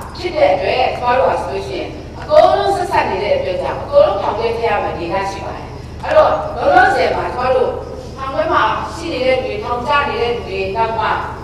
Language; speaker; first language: Burmese; non-native, local second language; Kachin